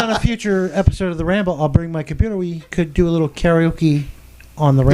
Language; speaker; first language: English; native; English